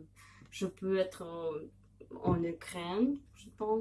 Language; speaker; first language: French; non-native, learner; Russian